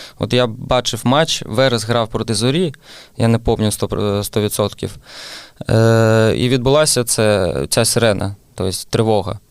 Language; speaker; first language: Ukrainian; non-native, local second language; Russian